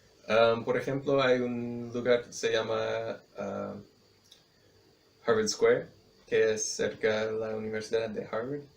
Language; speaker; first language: Spanish; non-native, fluent; English